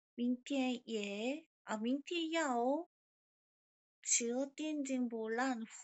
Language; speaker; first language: Korean; native; Korean